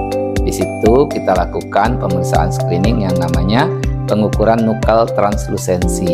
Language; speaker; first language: Indonesian; native; Indonesian